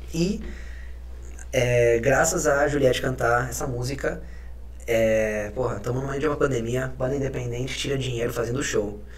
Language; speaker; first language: Portuguese; early bilingual, other home language; Spanish